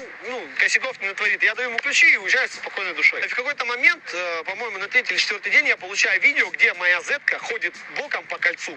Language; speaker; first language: Russian; native; Russian